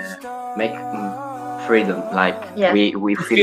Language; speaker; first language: English; non-native, learner; Italian